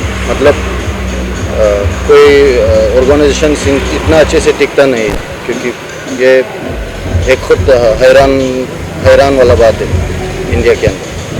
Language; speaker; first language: Hindi; non-native, fluent; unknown